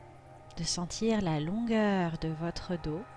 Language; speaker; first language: French; native; French